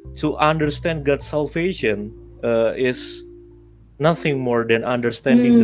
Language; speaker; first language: English; non-native, learner; Indonesian